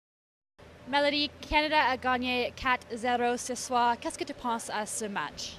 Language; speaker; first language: French; non-native, local second language; English